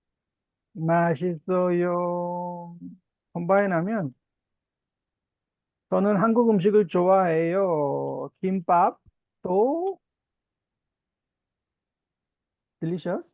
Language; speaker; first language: Korean; native; Korean